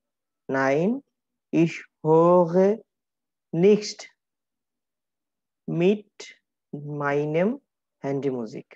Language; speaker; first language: German; non-native, learner; Bangla